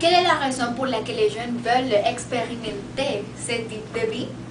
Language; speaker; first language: French; non-native, learner; Spanish